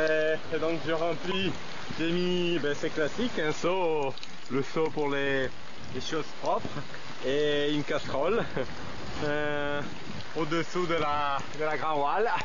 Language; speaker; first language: French; non-native, fluent; Italian